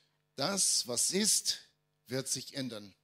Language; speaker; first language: German; non-native, fluent; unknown